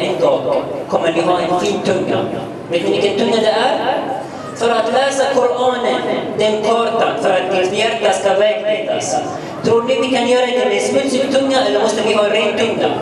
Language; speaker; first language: Swedish; early bilingual, other home language; Arabic